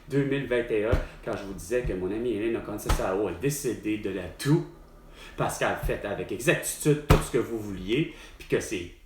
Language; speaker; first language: French; native; French